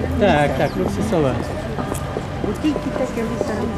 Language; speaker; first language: Polish; non-native, learner; Hungarian